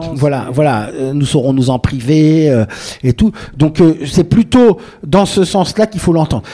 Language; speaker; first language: French; native; French